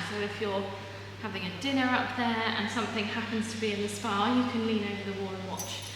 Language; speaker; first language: English; native; English